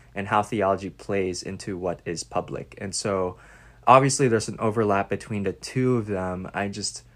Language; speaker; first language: English; non-native, local second language; Filipino